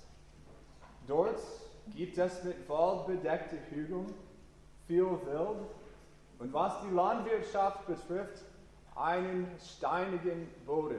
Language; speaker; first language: German; non-native, fluent; English